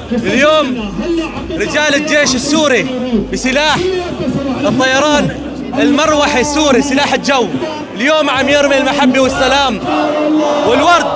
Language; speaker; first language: Arabic; native; Arabic